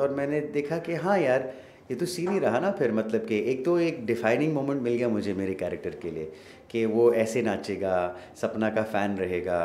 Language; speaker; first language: Hindi; native; Hindi